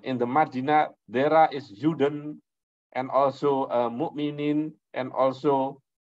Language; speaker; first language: English; non-native, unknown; Indonesian